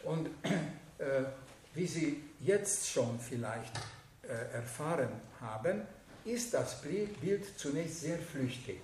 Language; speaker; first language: German; non-native, fluent; Hungarian